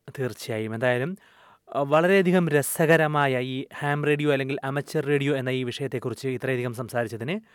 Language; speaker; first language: Malayalam; native; Malayalam